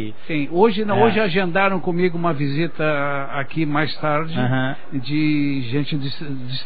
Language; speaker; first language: Portuguese; native; Portuguese